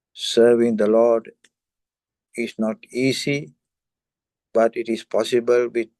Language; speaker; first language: English; non-native, local second language; Sinhala